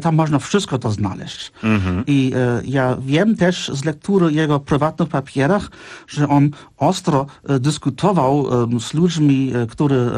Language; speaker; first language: Polish; non-native, fluent; Czech